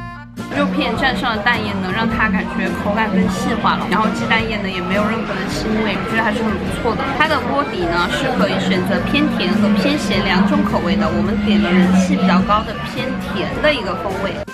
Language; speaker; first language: Chinese; native; Chinese